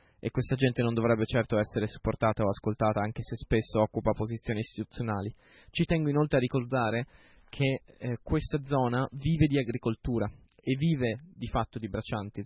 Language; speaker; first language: Italian; native; Italian